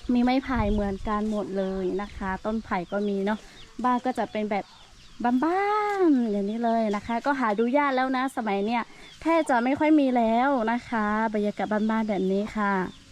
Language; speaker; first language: Thai; non-native, local second language; Lahu